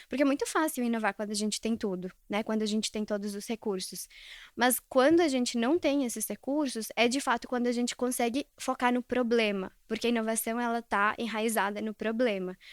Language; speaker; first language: Portuguese; early bilingual, other home language; Spanish